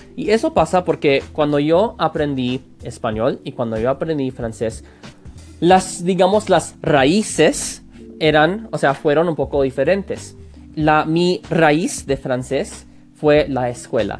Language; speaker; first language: Spanish; non-native, fluent; English